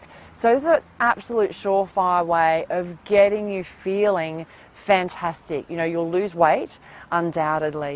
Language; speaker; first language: English; native; English